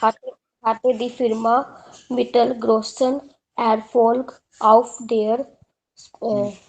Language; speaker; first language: German; non-native, learner; Hindi